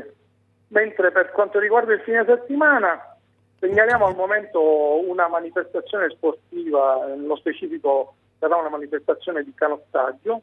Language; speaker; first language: Italian; native; Italian